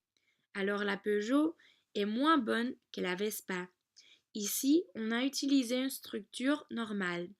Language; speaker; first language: French; non-native, learner; Dutch